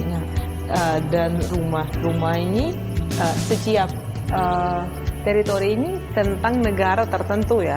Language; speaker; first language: Indonesian; non-native, fluent; Russian